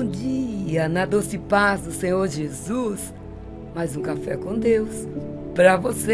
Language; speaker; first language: Portuguese; native; Portuguese